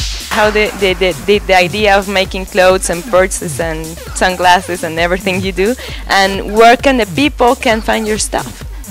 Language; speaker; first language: English; non-native, learner; Spanish